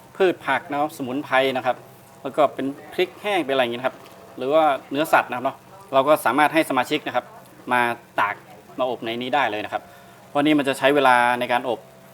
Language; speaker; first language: Thai; native; Thai